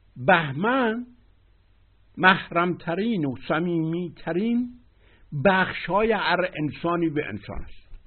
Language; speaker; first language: Persian; native; Persian